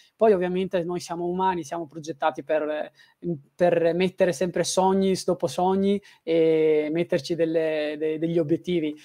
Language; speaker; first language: Italian; early bilingual, other home language; Tigrinya